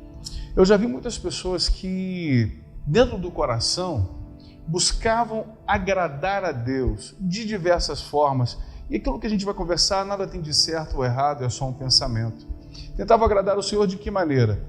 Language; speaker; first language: Portuguese; native; Portuguese